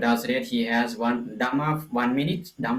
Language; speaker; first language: English; non-native, fluent; Lao